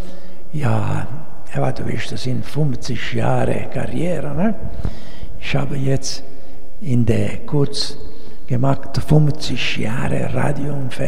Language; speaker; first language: German; non-native, fluent; Italian